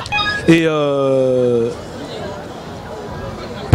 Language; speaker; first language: French; native; French